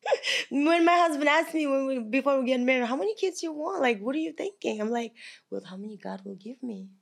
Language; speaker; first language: English; non-native, fluent; Kazakh